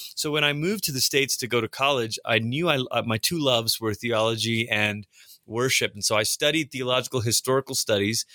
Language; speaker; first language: English; early bilingual, other home language; Tamil